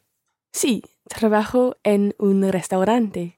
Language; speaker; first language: Spanish; non-native, learner; English